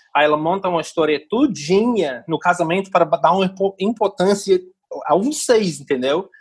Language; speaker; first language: Portuguese; non-native, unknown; English